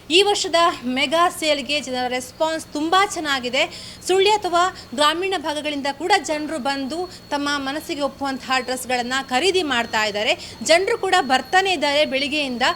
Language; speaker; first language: Kannada; native; Kannada